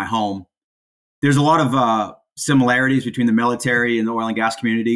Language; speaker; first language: English; native; English